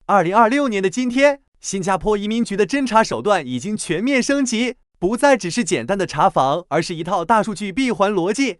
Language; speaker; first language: Chinese; native; Chinese